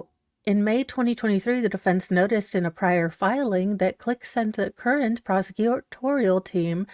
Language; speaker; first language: English; native; English